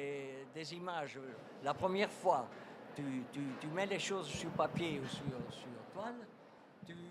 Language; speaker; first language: French; non-native, fluent; Dutch